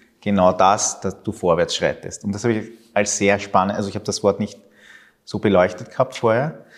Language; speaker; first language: German; early bilingual, other home language; Spanish